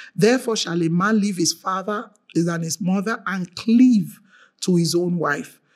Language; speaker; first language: English; non-native, local second language; Yoruba